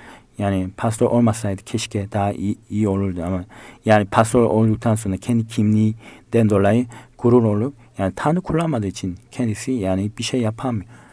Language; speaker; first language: Turkish; non-native, learner; Korean